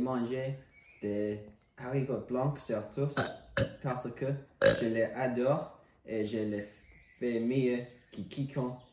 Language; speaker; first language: French; non-native, learner; English